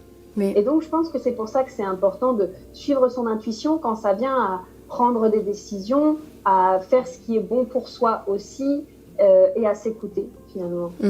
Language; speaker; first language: French; native; French